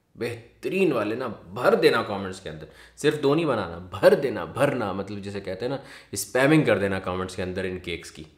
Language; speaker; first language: Hindi; native; Hindi